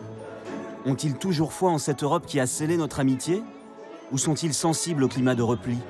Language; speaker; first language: French; native; French